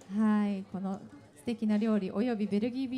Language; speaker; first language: Japanese; native; Japanese